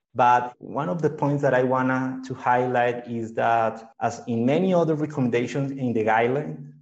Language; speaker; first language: English; non-native, fluent; Spanish